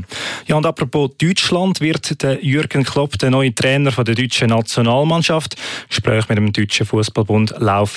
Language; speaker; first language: German; native; German